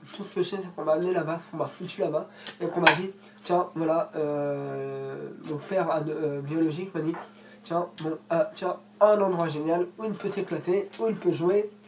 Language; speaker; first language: French; early bilingual, other home language; Russian